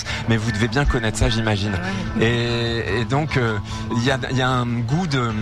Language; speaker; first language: French; native; French